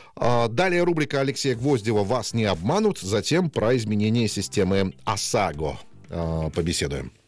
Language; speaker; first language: Russian; native; Russian